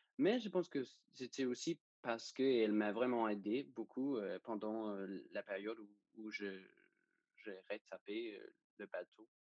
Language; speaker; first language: French; non-native, fluent; Danish